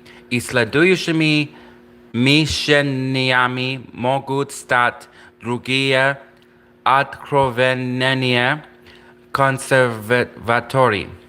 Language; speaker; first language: Russian; non-native, learner; English